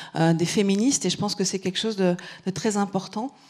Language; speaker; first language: French; native; French